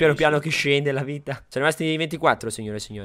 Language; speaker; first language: Italian; native; Italian